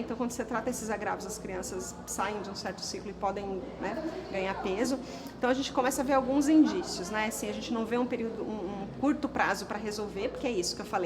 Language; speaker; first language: Portuguese; native; Portuguese